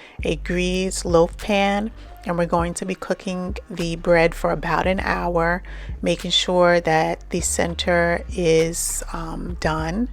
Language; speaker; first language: English; native; English